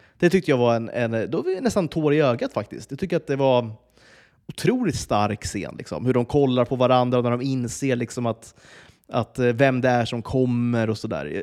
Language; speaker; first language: Swedish; native; Swedish